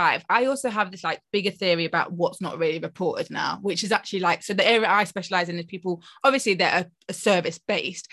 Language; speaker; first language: English; native; English